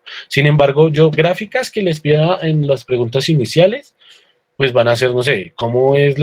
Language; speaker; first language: Spanish; native; Spanish